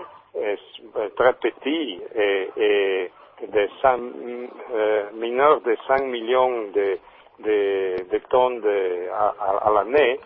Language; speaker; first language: French; non-native, learner; Italian